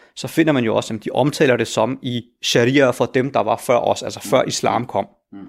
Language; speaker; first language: Danish; early bilingual, other home language; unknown